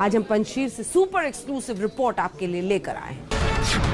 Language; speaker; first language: Hindi; native; Hindi